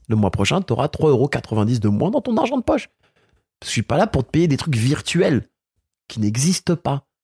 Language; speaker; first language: French; early bilingual, other home language; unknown